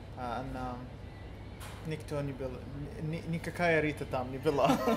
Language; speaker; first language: Russian; non-native, learner; Arabic